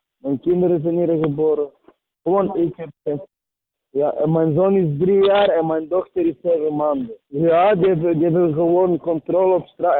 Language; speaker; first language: Dutch; early bilingual, other home language; Serbian